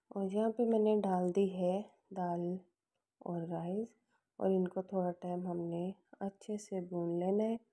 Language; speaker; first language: Hindi; non-native, local second language; Punjabi